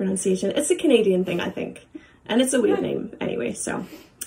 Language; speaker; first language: English; native; English